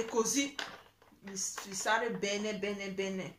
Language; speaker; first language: Italian; non-native, learner; English